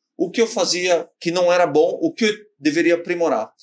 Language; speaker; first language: Portuguese; native; Portuguese